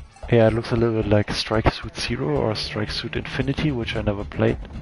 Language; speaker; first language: English; non-native, fluent; German